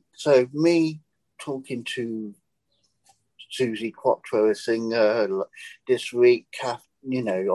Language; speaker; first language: English; native; English